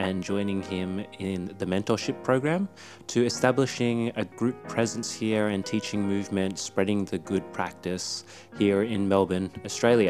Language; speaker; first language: English; native; English